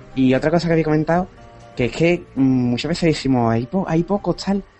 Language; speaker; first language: Spanish; native; Spanish